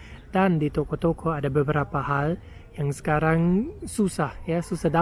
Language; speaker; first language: Indonesian; non-native, fluent; German